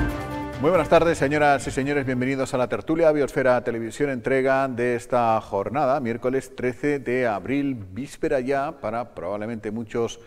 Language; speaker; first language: Spanish; native; Spanish